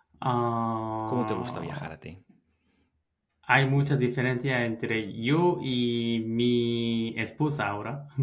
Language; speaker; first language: Spanish; non-native, learner; Korean